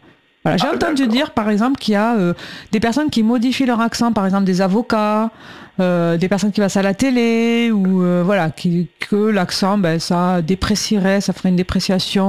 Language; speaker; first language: French; native; French